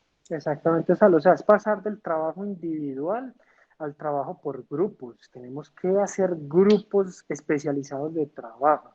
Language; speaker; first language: Spanish; native; Spanish